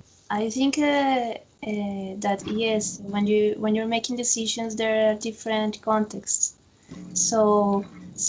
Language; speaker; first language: English; non-native, fluent; Spanish